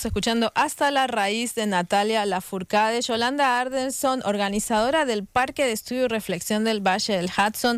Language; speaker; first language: Spanish; native; Spanish